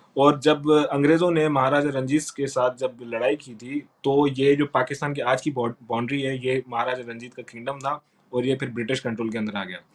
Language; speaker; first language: Urdu; non-native, local second language; Sindhi